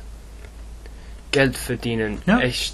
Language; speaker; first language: German; non-native, learner; English